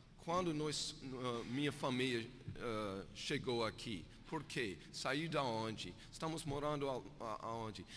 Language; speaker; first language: Portuguese; non-native, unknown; English